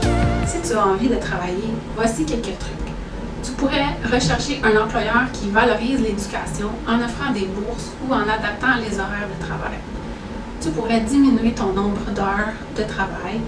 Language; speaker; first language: French; native; French